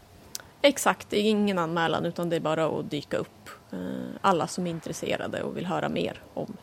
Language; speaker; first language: Swedish; native; Swedish